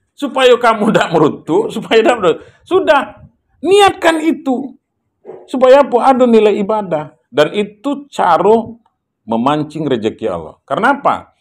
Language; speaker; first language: Indonesian; non-native, local second language; Minangkabau